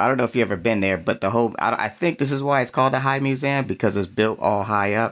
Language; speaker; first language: English; native; English